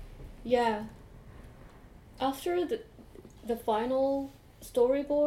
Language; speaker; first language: English; non-native, fluent; Japanese